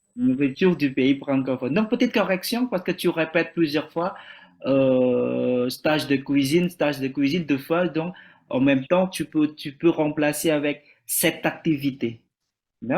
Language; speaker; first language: French; non-native, fluent; Indonesian